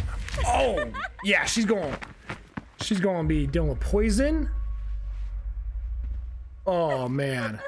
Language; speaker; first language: English; native; English